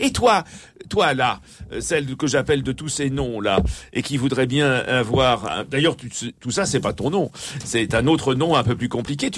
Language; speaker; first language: French; native; French